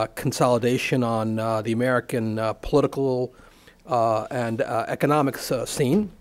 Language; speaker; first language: English; native; English